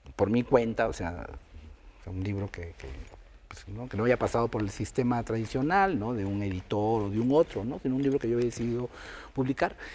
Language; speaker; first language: Spanish; native; Spanish